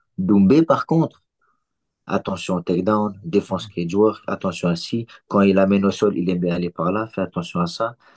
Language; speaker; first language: French; early bilingual, other home language; Chechen